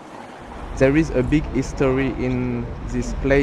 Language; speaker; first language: English; non-native, learner; French